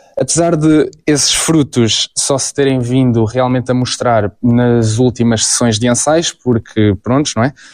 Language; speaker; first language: Portuguese; native; Portuguese